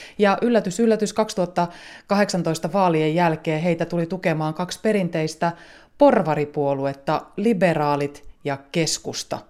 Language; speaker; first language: Finnish; native; Finnish